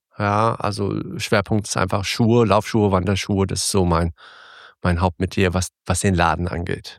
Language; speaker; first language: German; early bilingual, other home language; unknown